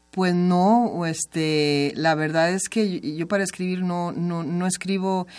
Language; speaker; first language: Spanish; native; Spanish